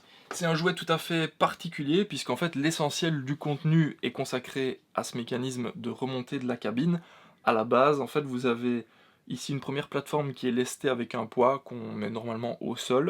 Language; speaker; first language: French; native; French